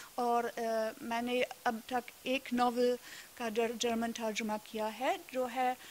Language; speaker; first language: Urdu; non-native, fluent; German